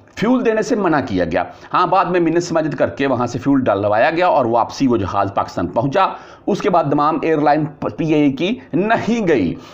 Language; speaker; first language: Urdu; non-native, local second language; Punjabi